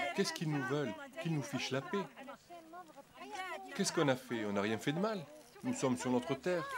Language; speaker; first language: French; native; French